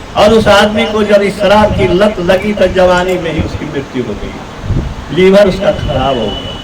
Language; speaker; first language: Hindi; native; Hindi